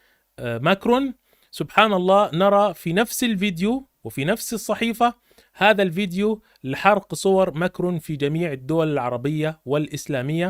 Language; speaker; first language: Arabic; native; Arabic